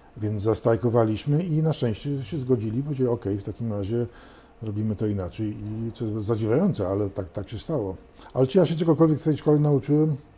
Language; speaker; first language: Polish; early bilingual, heritage; Polish